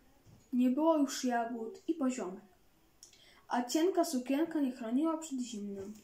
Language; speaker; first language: Polish; native; Polish